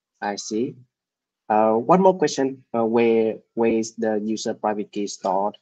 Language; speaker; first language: English; non-native, learner; Vietnamese